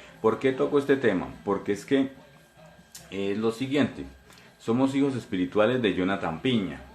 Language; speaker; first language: Spanish; native; Spanish